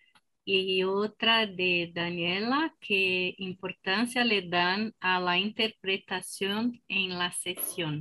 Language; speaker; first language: Spanish; non-native, fluent; Portuguese